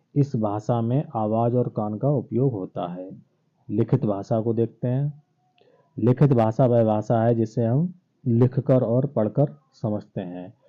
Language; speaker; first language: Hindi; native; Hindi